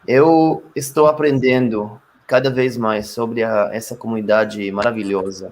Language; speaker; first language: Portuguese; non-native, fluent; Hebrew